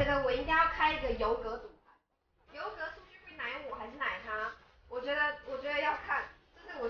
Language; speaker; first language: Chinese; native; Chinese